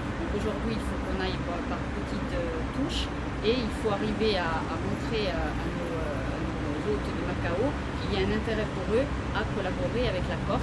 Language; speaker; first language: French; native; French